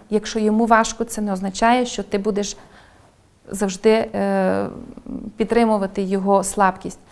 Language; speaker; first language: Ukrainian; non-native, local second language; Hungarian